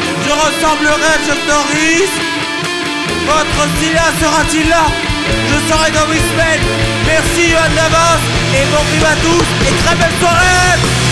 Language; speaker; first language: French; native; French